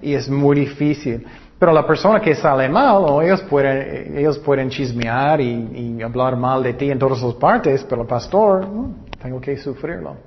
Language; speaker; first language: Spanish; non-native, learner; English